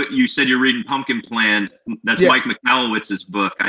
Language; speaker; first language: English; native; English